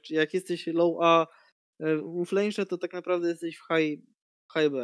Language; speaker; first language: Polish; native; Polish